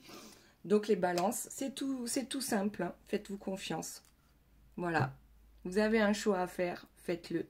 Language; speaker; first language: French; native; French